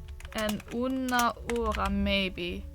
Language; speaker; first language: Spanish; non-native, learner; English